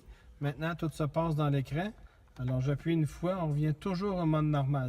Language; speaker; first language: French; native; French